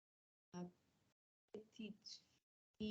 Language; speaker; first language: French; non-native, learner; English